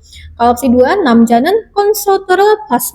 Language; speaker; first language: Korean; non-native, fluent; Indonesian